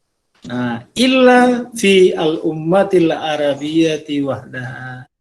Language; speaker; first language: Arabic; non-native, fluent; Indonesian